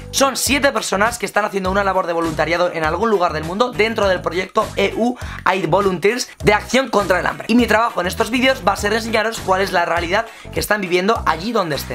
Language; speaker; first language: Spanish; native; Spanish